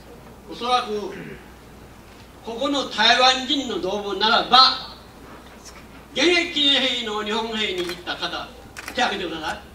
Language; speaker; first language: Japanese; non-native, local second language; Min Nan Chinese